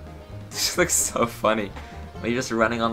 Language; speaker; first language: English; native; English